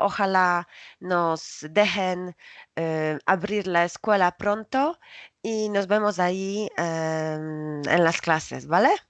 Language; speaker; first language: Spanish; non-native, fluent; Polish